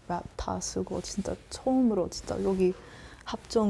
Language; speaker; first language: Korean; non-native, learner; English